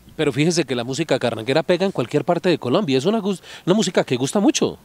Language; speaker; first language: Spanish; native; Spanish